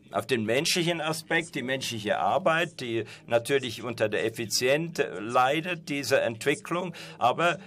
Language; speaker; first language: German; non-native, fluent; Persian